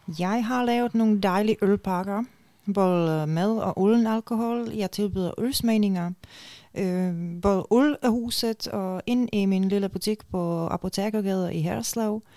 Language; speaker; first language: Danish; non-native, fluent; Czech